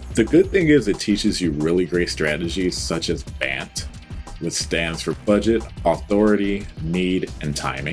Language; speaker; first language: English; native; English